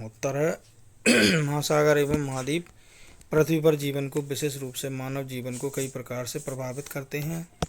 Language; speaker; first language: Hindi; native; Hindi